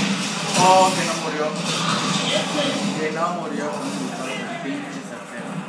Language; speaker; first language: Spanish; native; Spanish